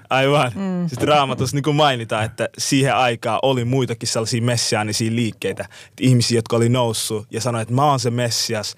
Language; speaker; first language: Finnish; native; Finnish